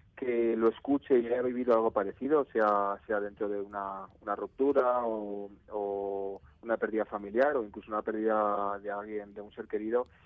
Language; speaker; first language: Spanish; native; Spanish